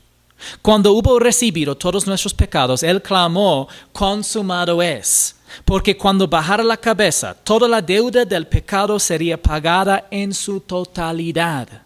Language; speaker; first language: Spanish; non-native, fluent; English